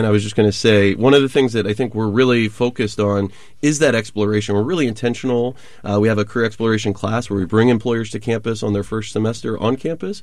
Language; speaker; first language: English; native; English